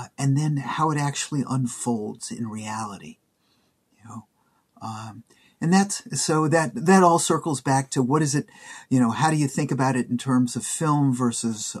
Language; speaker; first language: English; native; English